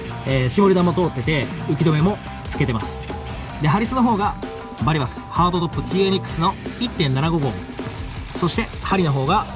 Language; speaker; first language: Japanese; native; Japanese